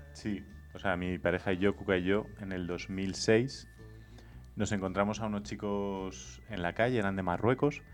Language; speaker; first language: Spanish; native; Spanish